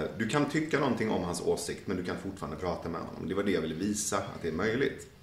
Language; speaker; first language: Swedish; early bilingual, other home language; Persian